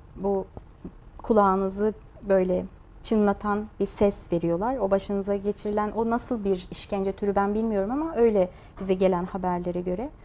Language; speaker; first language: Turkish; non-native, fluent; Chinese